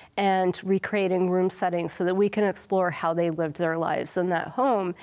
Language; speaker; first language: English; native; English